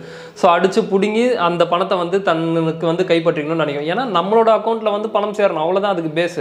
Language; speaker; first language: Tamil; native; Tamil